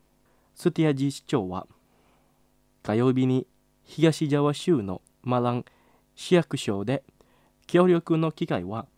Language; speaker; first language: Japanese; non-native, fluent; Indonesian